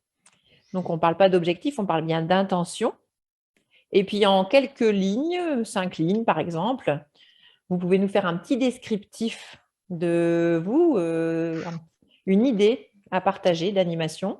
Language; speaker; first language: French; native; French